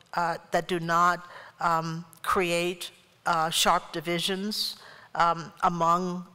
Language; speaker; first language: English; native; English